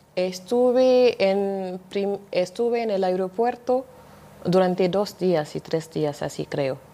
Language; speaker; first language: Spanish; non-native, fluent; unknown